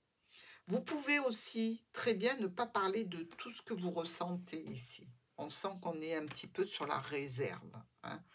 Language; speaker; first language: French; native; French